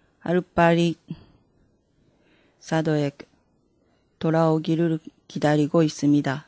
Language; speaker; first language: Korean; non-native, fluent; Japanese